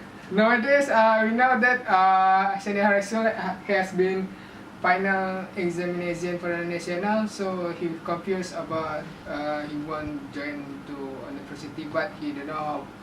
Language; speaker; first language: English; non-native, learner; Indonesian